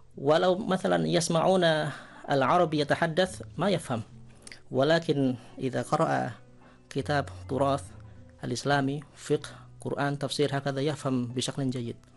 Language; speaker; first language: Arabic; non-native, fluent; Indonesian